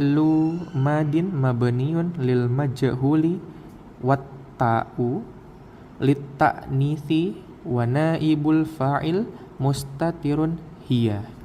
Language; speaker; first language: Arabic; non-native, learner; Indonesian